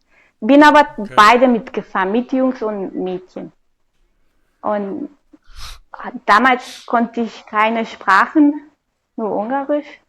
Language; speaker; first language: German; non-native, fluent; Hungarian